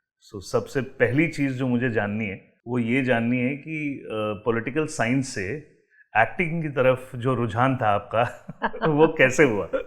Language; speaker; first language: Hindi; native; Hindi